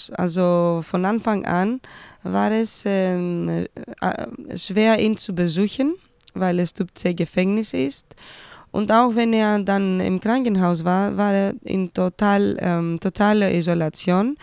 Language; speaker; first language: German; non-native, fluent; Greek